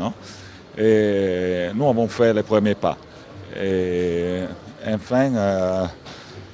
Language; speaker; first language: French; non-native, fluent; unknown